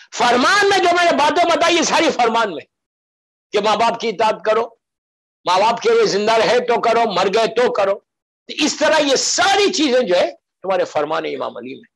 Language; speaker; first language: Urdu; native; Urdu